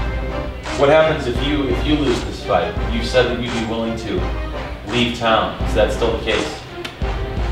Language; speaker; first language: English; native; English